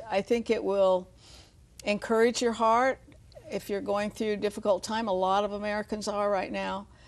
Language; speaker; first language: English; native; English